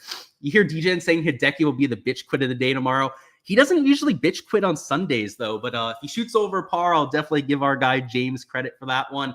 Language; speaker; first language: English; native; English